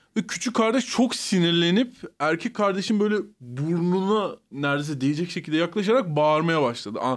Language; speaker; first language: Turkish; native; Turkish